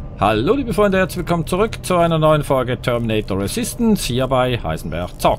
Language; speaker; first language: German; native; German